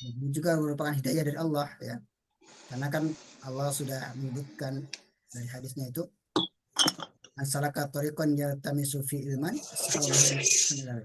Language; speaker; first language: Indonesian; native; Indonesian